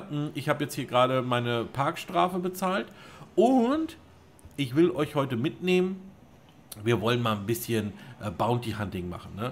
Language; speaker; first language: German; native; German